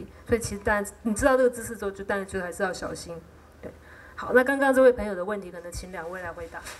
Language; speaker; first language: Chinese; native; Chinese